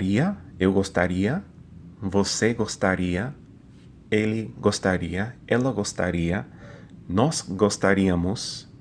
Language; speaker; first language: Portuguese; non-native, fluent; English